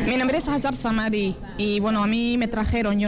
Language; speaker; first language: Spanish; early bilingual, other home language; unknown